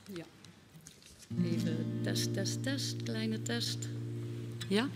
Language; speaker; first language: Dutch; native; Dutch